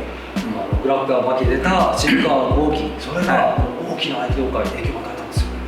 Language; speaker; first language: Japanese; native; Japanese